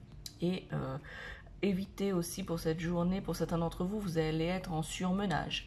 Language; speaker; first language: French; native; French